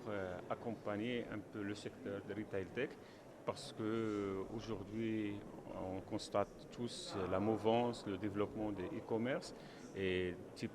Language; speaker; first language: French; non-native, local second language; Arabic